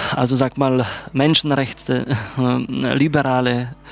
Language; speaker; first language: German; non-native, fluent; Czech